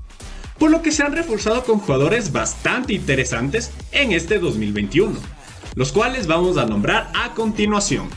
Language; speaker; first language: Spanish; native; Spanish